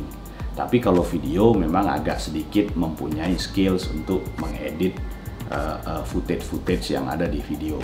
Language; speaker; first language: Indonesian; native; Indonesian